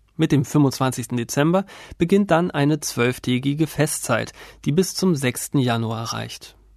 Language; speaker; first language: German; native; German